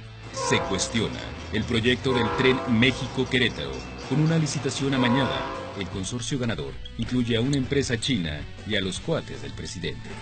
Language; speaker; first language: Spanish; native; Spanish